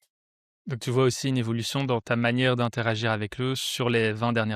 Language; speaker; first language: French; native; French